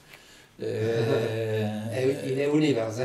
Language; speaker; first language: French; non-native, learner; German